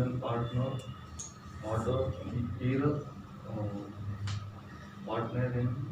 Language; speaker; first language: German; non-native, learner; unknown